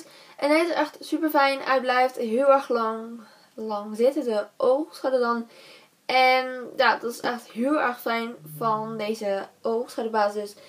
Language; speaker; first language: Dutch; native; Dutch